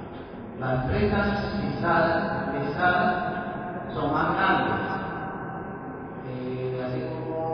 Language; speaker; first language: Spanish; non-native, learner; Chinese